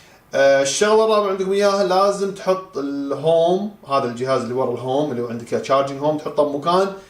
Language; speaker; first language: Arabic; native; Arabic